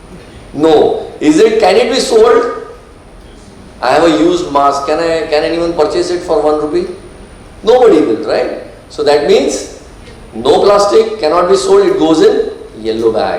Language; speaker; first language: English; non-native, local second language; Marathi